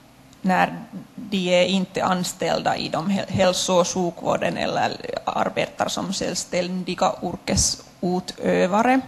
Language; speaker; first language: Swedish; non-native, local second language; Finnish